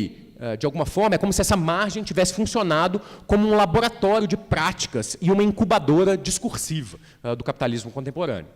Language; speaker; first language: Portuguese; native; Portuguese